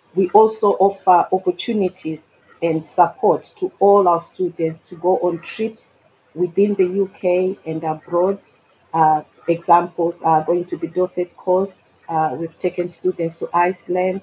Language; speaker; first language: English; non-native, local second language; Shona